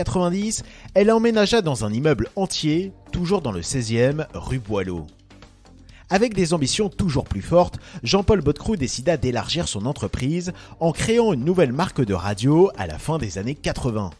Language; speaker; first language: French; native; French